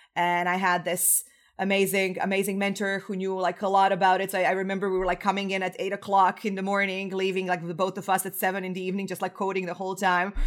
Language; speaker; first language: English; non-native, fluent; Croatian